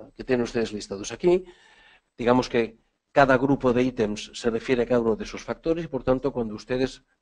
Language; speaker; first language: Spanish; native; Spanish